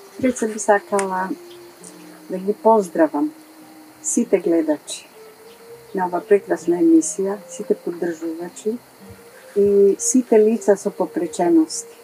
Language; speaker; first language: Macedonian; early bilingual, heritage; Macedonian